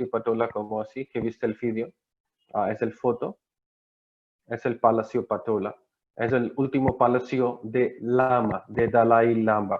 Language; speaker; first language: Spanish; non-native, learner; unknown